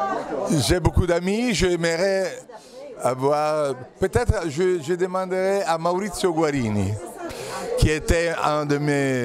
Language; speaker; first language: French; non-native, fluent; Italian